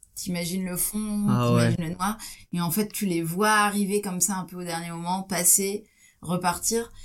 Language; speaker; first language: French; native; French